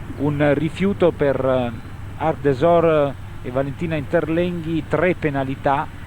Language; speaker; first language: Italian; native; Italian